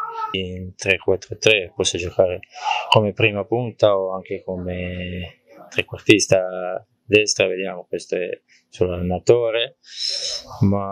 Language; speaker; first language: Italian; non-native, learner; Croatian